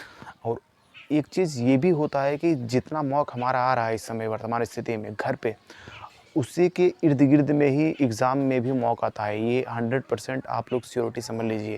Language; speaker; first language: Hindi; native; Hindi